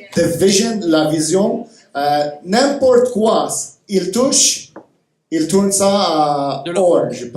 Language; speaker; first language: French; non-native, fluent; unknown